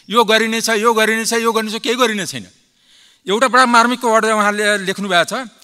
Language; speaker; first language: Nepali; non-native, local second language; Maithili